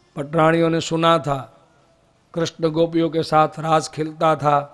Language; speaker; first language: Hindi; non-native, local second language; Gujarati